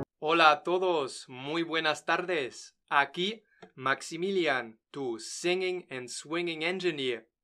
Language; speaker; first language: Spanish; non-native, fluent; German